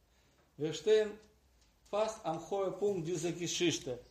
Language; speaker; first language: German; non-native, learner; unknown